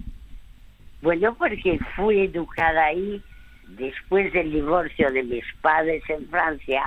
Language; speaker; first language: Spanish; early bilingual, other home language; French